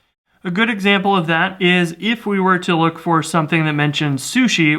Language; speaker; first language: English; native; English